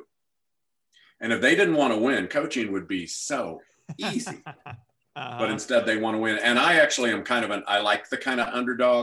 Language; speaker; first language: English; native; English